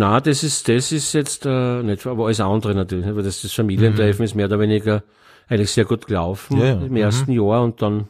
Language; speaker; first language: German; native; German